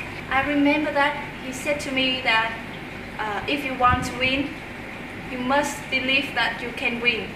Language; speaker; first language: English; non-native, learner; Vietnamese